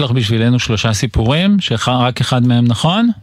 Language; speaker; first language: Hebrew; native; Hebrew